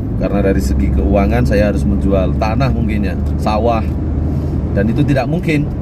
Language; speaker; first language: Indonesian; native; Indonesian